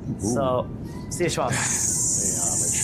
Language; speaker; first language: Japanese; non-native, learner; English